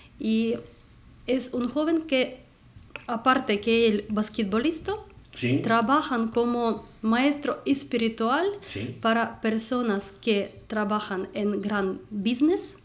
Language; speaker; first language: Spanish; non-native, learner; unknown